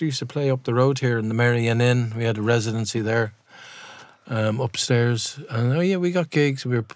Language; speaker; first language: English; native; English